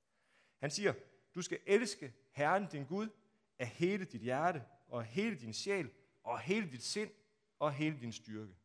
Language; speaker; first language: Danish; native; Danish